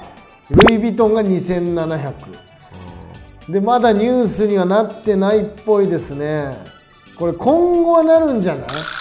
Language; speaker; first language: Japanese; native; Japanese